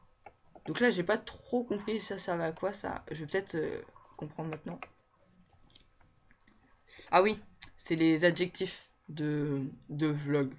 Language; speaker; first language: French; native; French